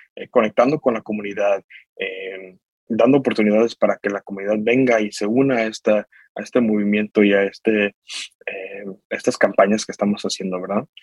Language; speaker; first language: Spanish; early bilingual, heritage; Spanish